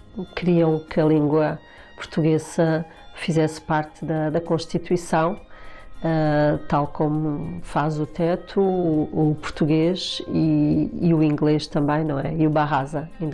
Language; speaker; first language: Portuguese; native; Portuguese